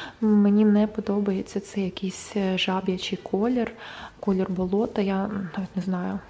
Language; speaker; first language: Ukrainian; non-native, local second language; Russian